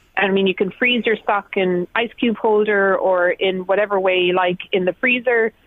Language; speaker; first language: English; native; English